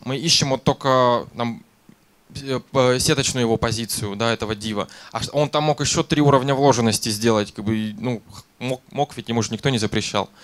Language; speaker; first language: Russian; native; Russian